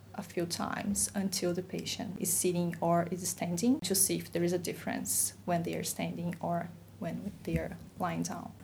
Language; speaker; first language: English; non-native, fluent; Portuguese